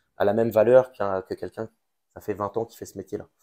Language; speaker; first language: French; native; French